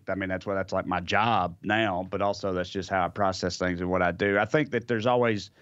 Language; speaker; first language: English; native; English